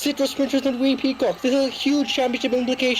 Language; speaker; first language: English; native; English